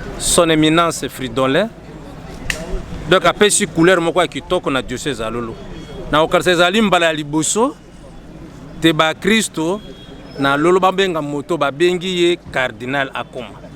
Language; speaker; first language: Lingala; native; Lingala